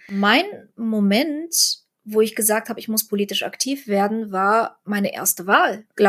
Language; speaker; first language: German; early bilingual, other home language; Russian